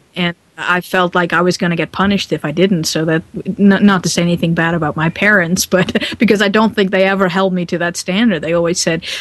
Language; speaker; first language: English; non-native, fluent; Dutch